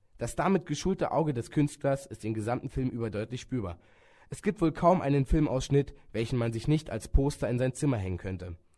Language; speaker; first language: German; native; German